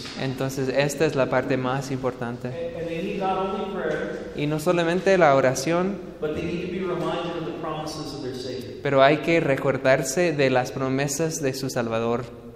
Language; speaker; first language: Spanish; non-native, fluent; English